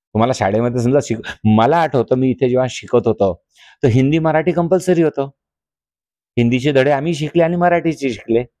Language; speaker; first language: Marathi; native; Marathi